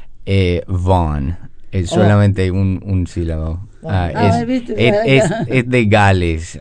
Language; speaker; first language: Spanish; non-native, learner; English